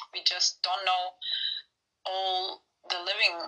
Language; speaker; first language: English; non-native, fluent; Turkish